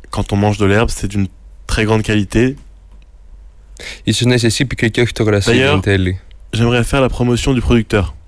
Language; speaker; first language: French; native; French